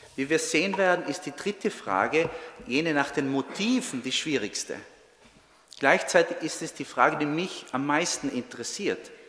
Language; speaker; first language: German; native; German